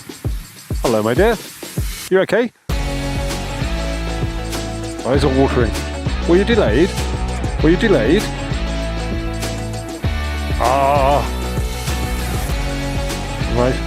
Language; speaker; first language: English; native; English